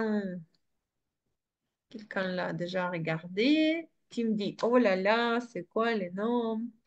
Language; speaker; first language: French; non-native, fluent; Spanish